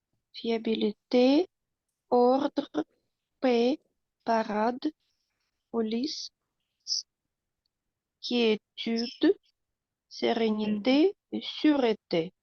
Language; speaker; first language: French; non-native, learner; Russian